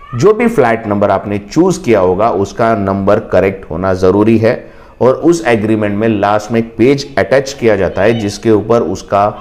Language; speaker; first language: Hindi; non-native, local second language; Marathi